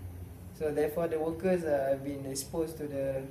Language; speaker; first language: English; non-native, local second language; Malay